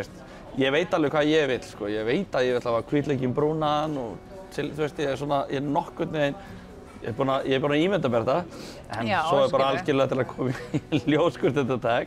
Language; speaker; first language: Icelandic; native; Icelandic